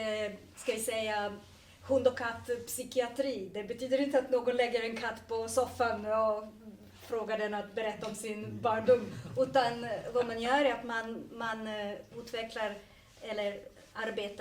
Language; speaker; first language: Swedish; non-native, fluent; Serbian